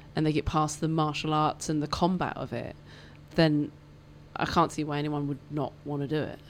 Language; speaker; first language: English; native; English